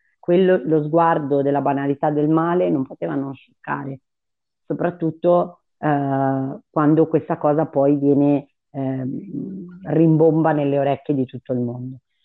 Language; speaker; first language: Italian; early bilingual, other home language; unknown